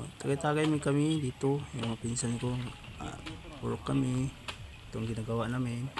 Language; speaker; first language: Filipino; non-native, local second language; Cebuano